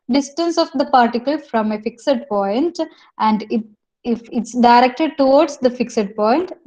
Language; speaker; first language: English; non-native, local second language; Malayalam